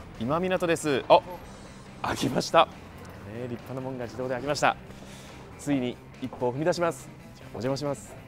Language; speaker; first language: Japanese; native; Japanese